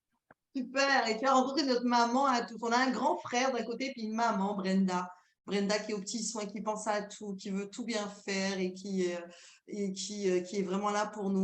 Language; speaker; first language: French; native; French